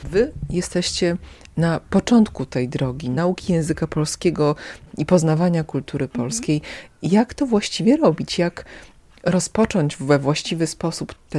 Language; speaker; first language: Polish; native; Polish